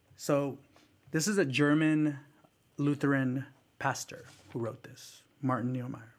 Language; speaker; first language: English; early bilingual, other home language; Spanish